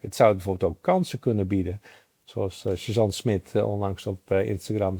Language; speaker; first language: Dutch; native; Dutch